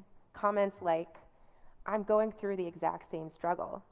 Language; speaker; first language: English; native; English